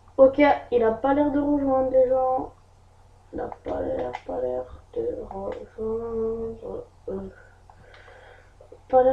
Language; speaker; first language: French; native; French